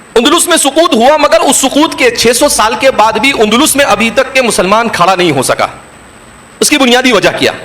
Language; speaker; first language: Urdu; non-native, local second language; Gujarati